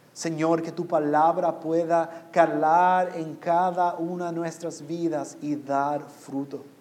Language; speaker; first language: Spanish; non-native, fluent; English